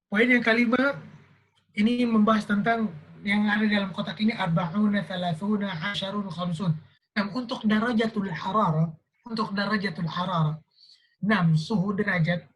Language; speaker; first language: Indonesian; native; Indonesian